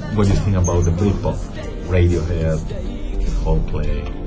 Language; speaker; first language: English; non-native, fluent; Spanish